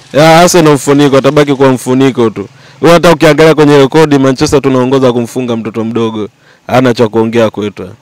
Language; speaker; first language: Swahili; native; Swahili